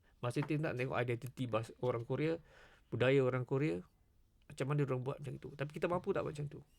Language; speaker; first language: Malay; native; Malay